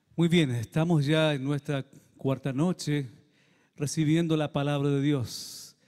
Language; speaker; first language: Spanish; native; Spanish